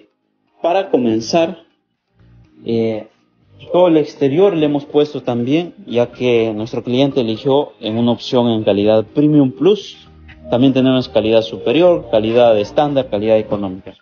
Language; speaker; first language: Spanish; native; Spanish